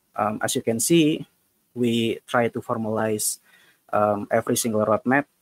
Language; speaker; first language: English; non-native, fluent; Indonesian